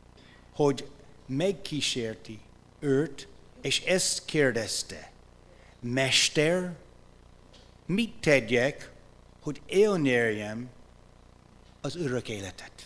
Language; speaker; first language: Hungarian; non-native, fluent; English